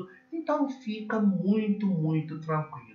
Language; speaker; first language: Portuguese; non-native, learner; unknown